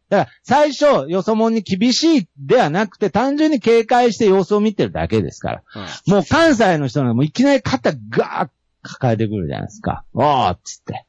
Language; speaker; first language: Japanese; native; Japanese